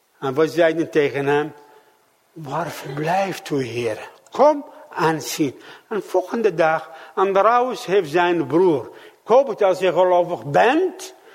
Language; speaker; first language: Dutch; non-native, fluent; Arabic